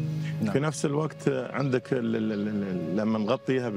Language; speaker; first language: Arabic; native; Arabic